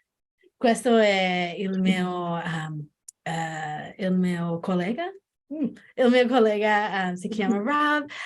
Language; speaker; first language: Italian; non-native, learner; English